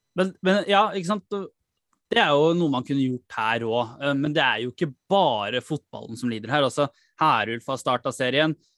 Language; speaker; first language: Norwegian; native; Norwegian